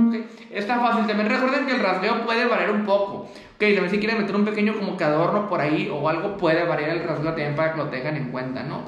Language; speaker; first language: Spanish; native; Spanish